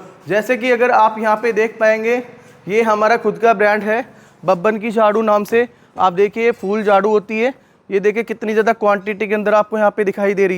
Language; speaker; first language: Hindi; native; Hindi